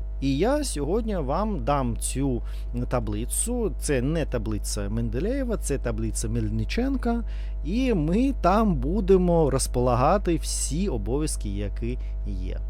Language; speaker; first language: Ukrainian; non-native, learner; Russian